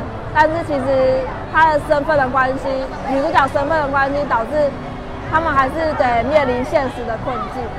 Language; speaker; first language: Chinese; native; Chinese